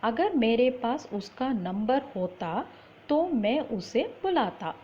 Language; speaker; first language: Hindi; non-native, local second language; Tamil